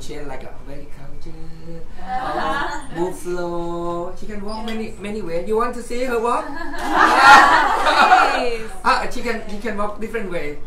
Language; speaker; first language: English; non-native, learner; Thai